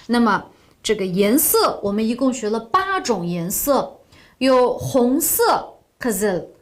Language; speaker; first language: Chinese; non-native, local second language; Uyghur